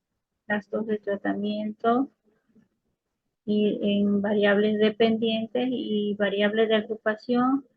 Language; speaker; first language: Spanish; native; Spanish